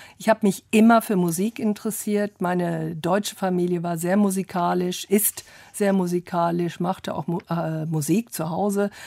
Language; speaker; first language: German; early bilingual, other home language; English